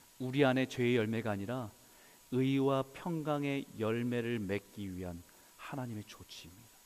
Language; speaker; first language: Korean; native; Korean